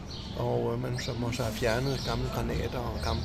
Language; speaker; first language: Danish; native; Danish